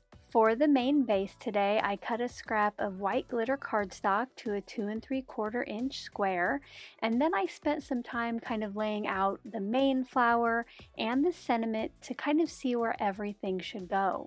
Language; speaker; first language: English; native; English